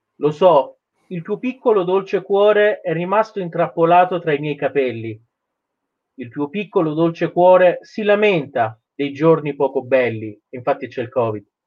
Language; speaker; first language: Italian; non-native, fluent; Persian